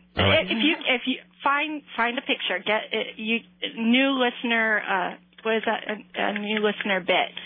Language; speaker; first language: English; native; English